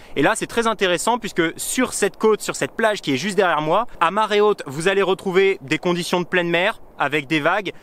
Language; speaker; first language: French; native; French